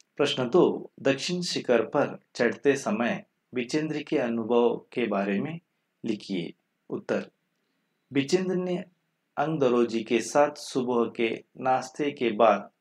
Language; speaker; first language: Hindi; non-native, local second language; Kannada